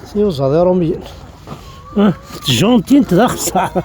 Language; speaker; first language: Arabic; native; Arabic